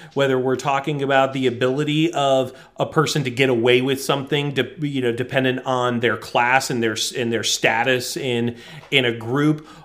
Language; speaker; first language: English; native; English